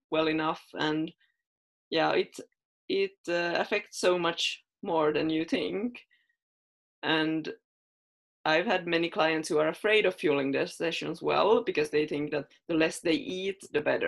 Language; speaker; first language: English; non-native, fluent; Finnish